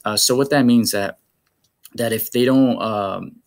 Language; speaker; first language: English; early bilingual, other home language; Spanish